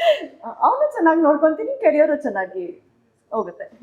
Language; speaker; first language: Kannada; native; Kannada